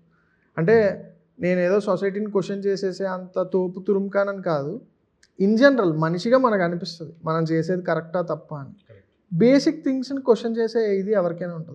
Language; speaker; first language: Telugu; native; Telugu